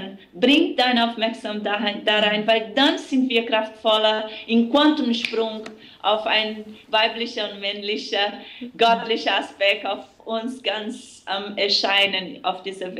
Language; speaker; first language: German; non-native, fluent; Portuguese